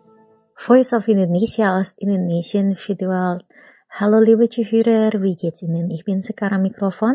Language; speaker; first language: German; non-native, learner; Indonesian